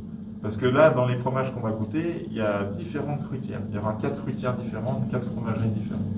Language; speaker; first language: French; native; French